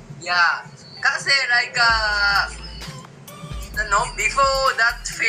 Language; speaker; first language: English; non-native, learner; Japanese